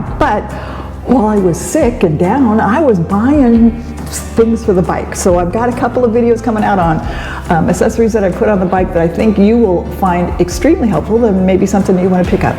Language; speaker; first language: English; native; English